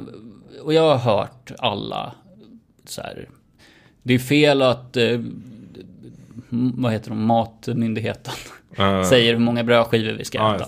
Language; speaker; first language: Swedish; native; Swedish